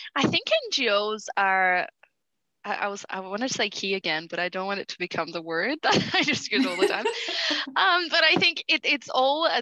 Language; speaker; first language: English; early bilingual, other home language; Portuguese